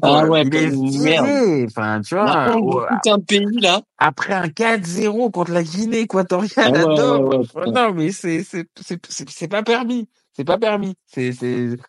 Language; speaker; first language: French; native; French